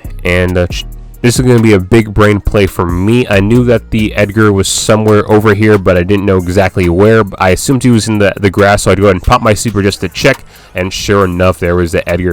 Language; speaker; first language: English; native; English